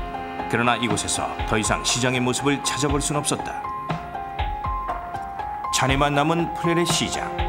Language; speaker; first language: Korean; native; Korean